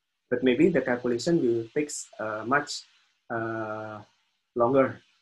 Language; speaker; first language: English; non-native, fluent; Indonesian